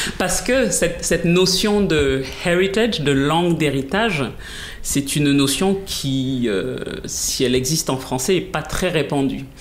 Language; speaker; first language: French; native; French